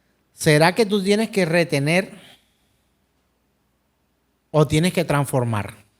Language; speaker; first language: Spanish; native; Spanish